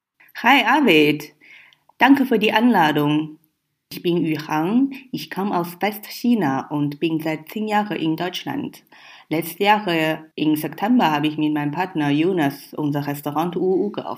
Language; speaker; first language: German; non-native, fluent; Chinese